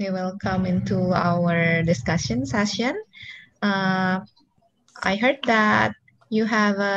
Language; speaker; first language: English; non-native, local second language; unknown